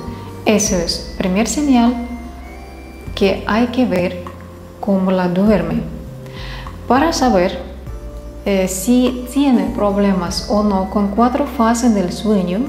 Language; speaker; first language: Spanish; non-native, fluent; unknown